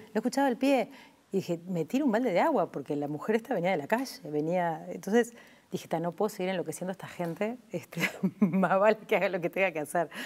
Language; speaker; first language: Spanish; native; Spanish